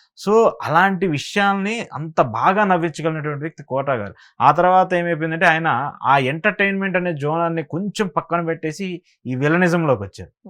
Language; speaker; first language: Telugu; native; Telugu